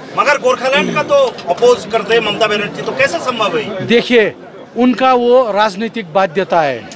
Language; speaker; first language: Hindi; non-native, local second language; Nepali